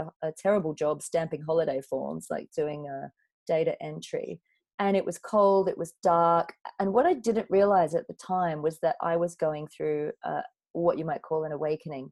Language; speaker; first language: English; native; English